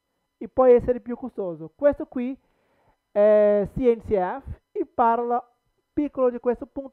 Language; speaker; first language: Italian; non-native, learner; Portuguese